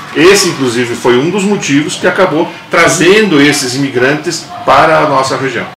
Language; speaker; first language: Portuguese; non-native, local second language; German